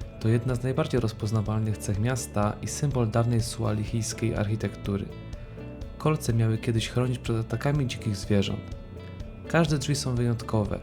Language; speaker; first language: Polish; native; Polish